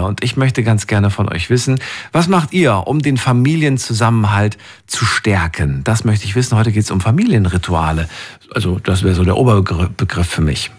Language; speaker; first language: German; native; German